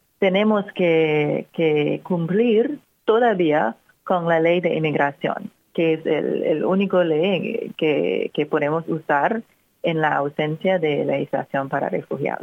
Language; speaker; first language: Spanish; non-native, fluent; English